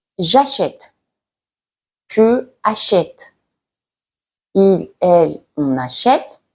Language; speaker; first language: French; non-native, fluent; Mongolian